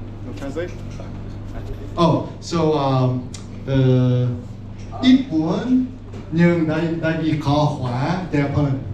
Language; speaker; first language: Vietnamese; non-native, learner; English